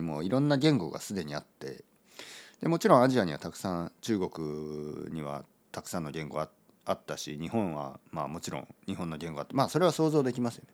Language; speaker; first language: Japanese; native; Japanese